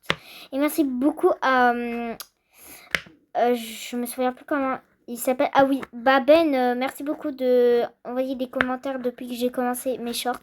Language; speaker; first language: French; native; French